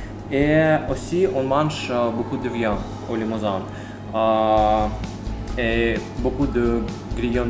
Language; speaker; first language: French; non-native, learner; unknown